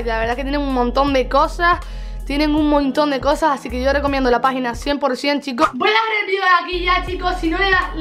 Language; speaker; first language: Spanish; native; Spanish